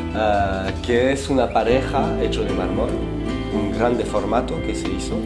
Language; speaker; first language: Spanish; non-native, fluent; French